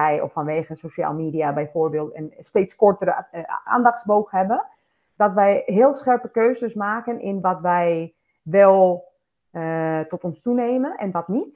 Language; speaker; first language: Dutch; non-native, fluent; Spanish